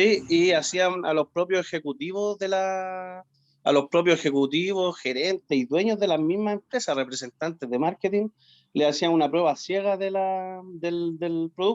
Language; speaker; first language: Spanish; native; Spanish